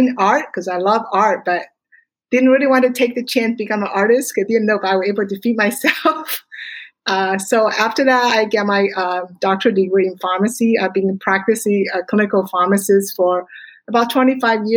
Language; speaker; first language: English; non-native, fluent; Chinese